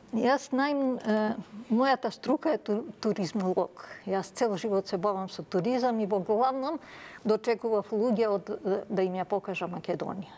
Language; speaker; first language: Macedonian; early bilingual, other home language; Serbian